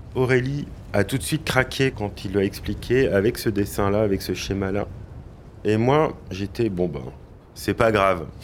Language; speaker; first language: French; native; French